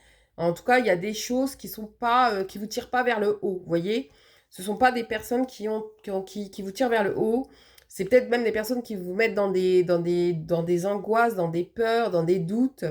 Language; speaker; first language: French; native; French